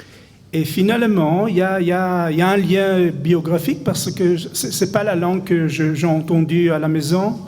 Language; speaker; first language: French; non-native, fluent; Hebrew